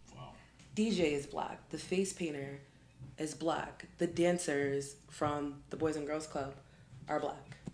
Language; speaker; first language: English; native; English